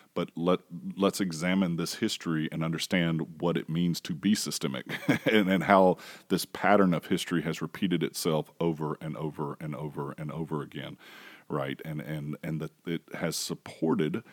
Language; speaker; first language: English; native; English